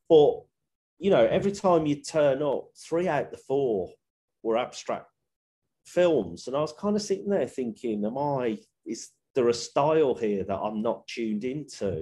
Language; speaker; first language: English; native; English